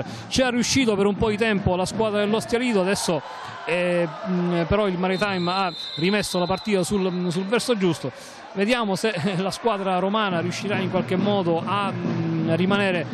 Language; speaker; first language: Italian; native; Italian